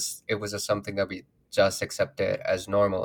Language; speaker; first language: English; non-native, local second language; Urdu